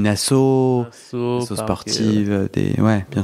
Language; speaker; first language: French; native; French